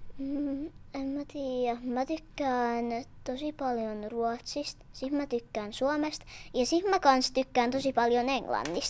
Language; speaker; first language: Finnish; non-native, local second language; Swedish